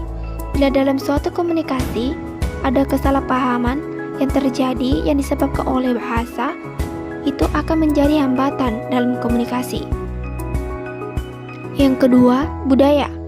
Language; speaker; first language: Indonesian; native; Indonesian